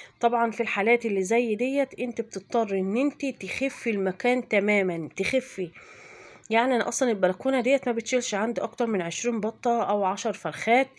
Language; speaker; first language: Arabic; native; Arabic